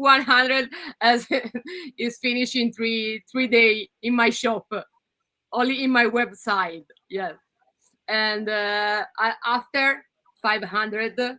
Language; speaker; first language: English; non-native, learner; Italian